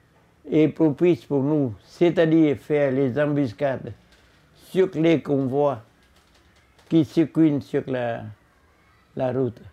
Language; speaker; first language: French; non-native, local second language; Vietnamese